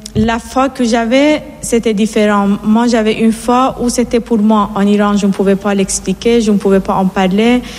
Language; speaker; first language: French; non-native, fluent; Persian